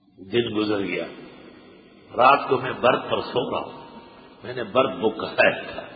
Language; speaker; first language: Urdu; non-native, local second language; Pashto